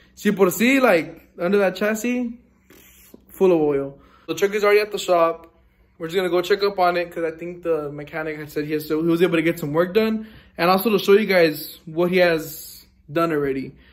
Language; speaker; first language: English; early bilingual, other home language; Spanish